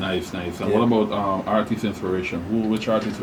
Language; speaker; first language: English; native; English